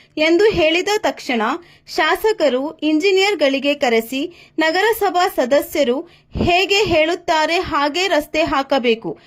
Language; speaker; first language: Kannada; native; Kannada